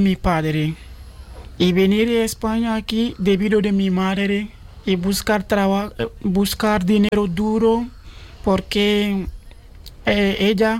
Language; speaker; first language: Spanish; non-native, learner; Bambara